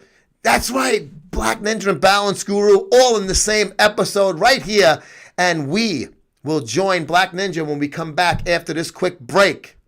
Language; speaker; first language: English; native; English